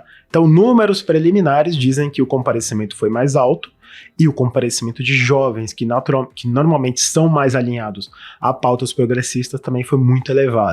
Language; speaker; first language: Portuguese; native; Portuguese